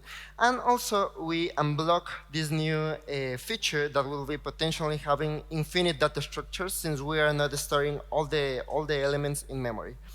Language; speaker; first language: English; non-native, fluent; Spanish